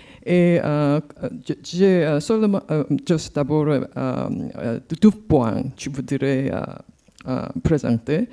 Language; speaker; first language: French; non-native, learner; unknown